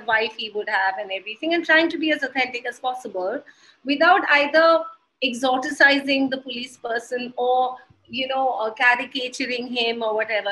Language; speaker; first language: English; non-native, local second language; Hindi